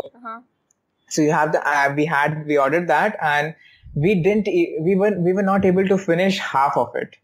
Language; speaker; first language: English; non-native, local second language; Hindi